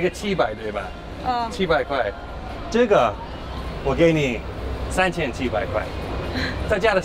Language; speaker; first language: Chinese; non-native, learner; English